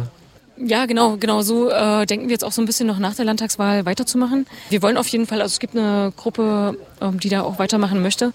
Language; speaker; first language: German; native; German